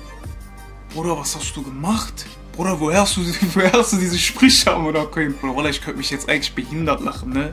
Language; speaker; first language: German; native; German